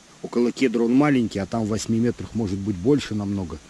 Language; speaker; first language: Russian; native; Russian